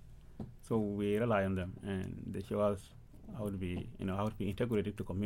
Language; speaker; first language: English; early bilingual, other home language; Arabic